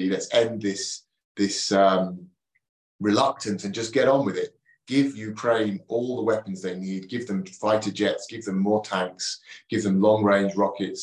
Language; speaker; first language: English; native; English